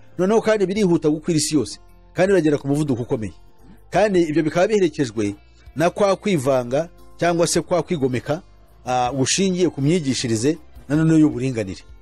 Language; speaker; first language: Kinyarwanda; native; Kinyarwanda